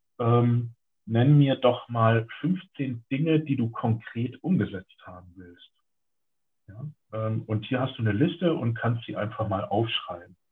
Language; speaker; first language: German; native; German